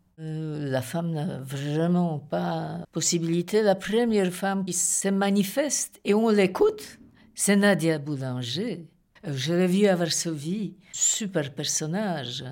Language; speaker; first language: French; non-native, fluent; Polish